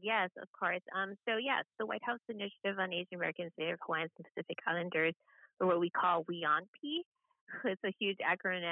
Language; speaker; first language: English; native; English